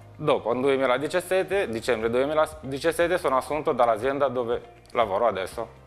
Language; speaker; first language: Italian; non-native, fluent; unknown